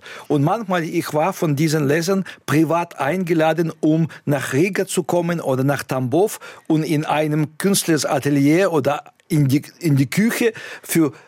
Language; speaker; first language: German; non-native, fluent; Russian